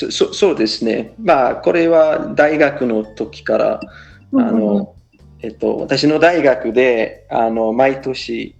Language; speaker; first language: Japanese; non-native, fluent; English